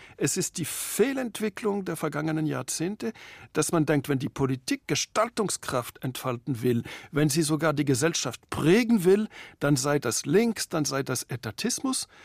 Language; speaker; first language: German; native; German